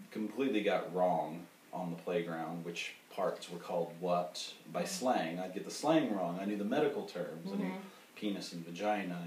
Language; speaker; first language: English; native; English